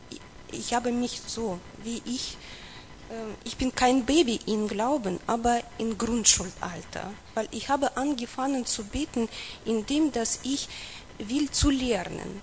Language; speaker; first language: German; non-native, learner; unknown